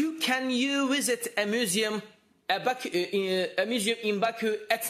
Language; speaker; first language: English; non-native, fluent; Turkish